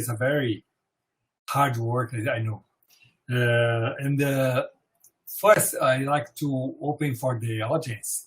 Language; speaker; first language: English; non-native, fluent; Portuguese